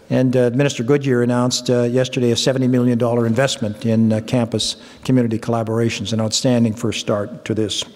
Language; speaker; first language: English; native; English